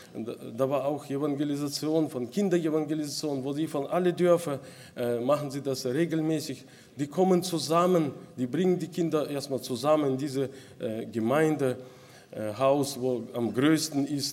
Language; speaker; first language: German; non-native, local second language; Russian